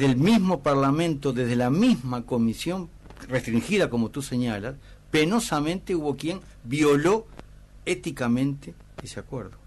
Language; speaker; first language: Spanish; native; Spanish